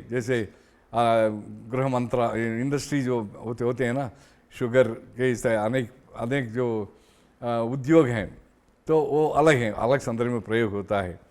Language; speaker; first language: Hindi; non-native, local second language; Telugu